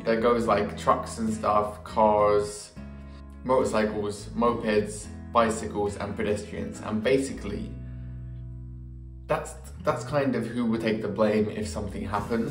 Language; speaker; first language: English; native; English